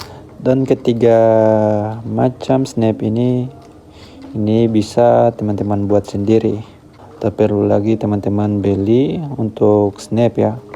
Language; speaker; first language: Indonesian; native; Indonesian